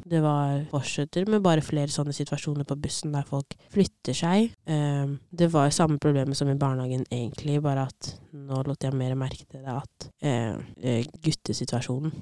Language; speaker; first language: Norwegian; native; Norwegian